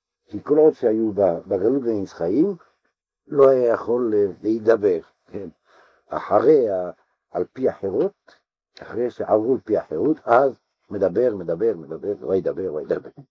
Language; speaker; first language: Hebrew; non-native, fluent; French